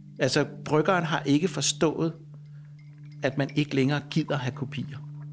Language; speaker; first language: Danish; native; Danish